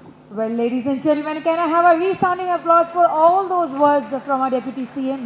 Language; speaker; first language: English; non-native, local second language; Telugu